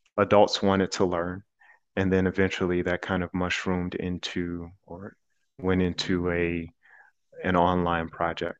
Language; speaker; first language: English; native; English